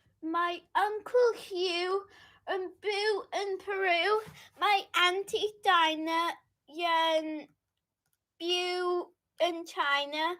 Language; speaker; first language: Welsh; non-native, learner; English